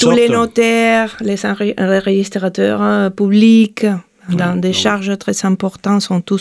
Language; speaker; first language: French; non-native, fluent; Spanish